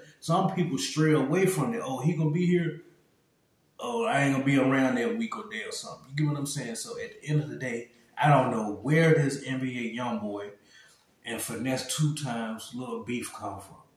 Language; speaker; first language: English; native; English